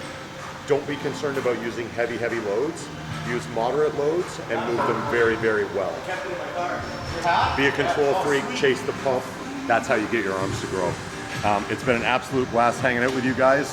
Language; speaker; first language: English; native; English